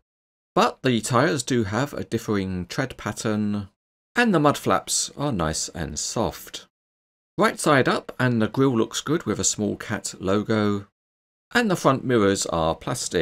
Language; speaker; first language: English; native; English